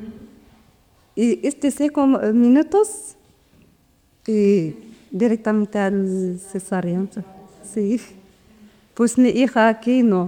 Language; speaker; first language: Spanish; non-native, learner; Arabic